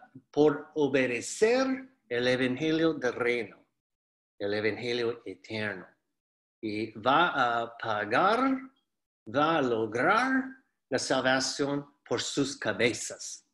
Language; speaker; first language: Spanish; non-native, fluent; English